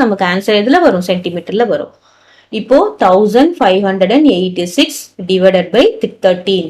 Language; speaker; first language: Tamil; native; Tamil